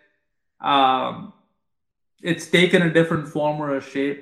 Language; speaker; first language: English; non-native, local second language; Hindi